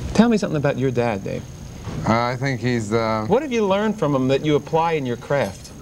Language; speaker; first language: English; native; English